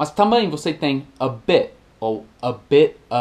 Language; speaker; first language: Portuguese; non-native, fluent; English